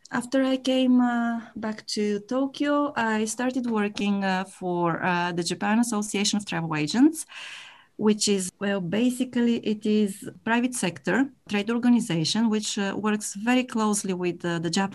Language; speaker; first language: English; non-native, fluent; Bulgarian